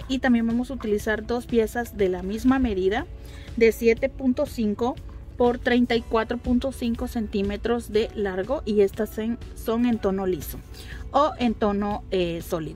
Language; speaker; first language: Spanish; native; Spanish